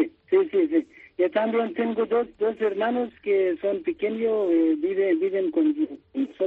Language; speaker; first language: Spanish; non-native, learner; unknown